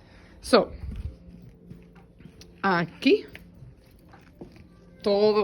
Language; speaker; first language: Spanish; non-native, fluent; English